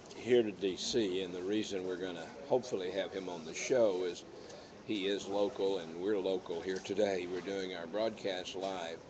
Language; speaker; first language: English; native; English